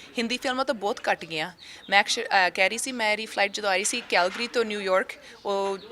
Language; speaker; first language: Punjabi; early bilingual, heritage; Punjabi